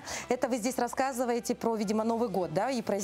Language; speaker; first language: Russian; native; Russian